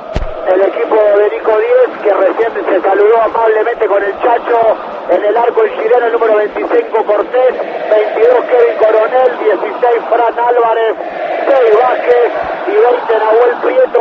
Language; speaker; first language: Spanish; native; Spanish